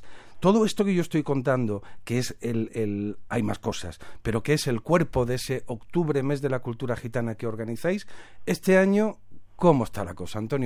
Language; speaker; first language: Spanish; native; Spanish